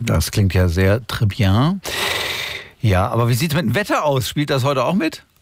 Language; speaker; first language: German; native; German